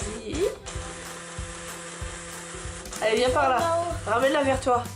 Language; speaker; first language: French; native; French